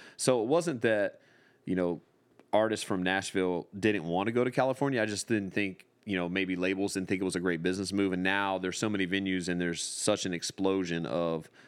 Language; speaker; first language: English; native; English